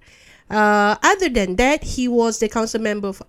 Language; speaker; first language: English; non-native, local second language; Malay